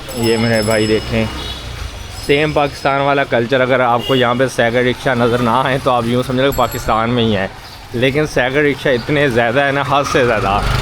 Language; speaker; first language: Urdu; native; Urdu